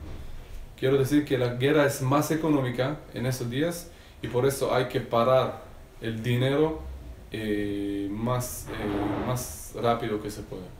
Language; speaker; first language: Spanish; non-native, learner; Hebrew